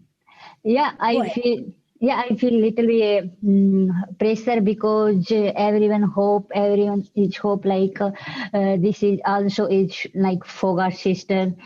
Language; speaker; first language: English; non-native, learner; Hindi